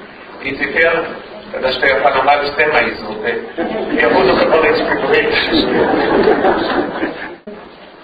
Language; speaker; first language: Russian; non-native, learner; Hebrew